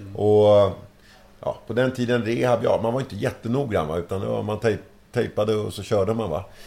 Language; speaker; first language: Swedish; early bilingual, other home language; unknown